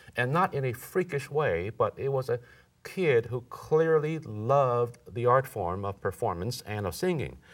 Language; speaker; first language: English; native; English